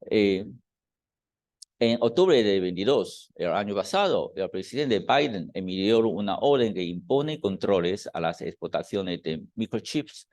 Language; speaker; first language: Spanish; non-native, fluent; Chinese